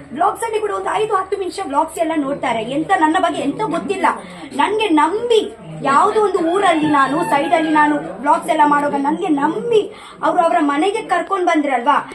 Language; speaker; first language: Kannada; non-native, local second language; Tulu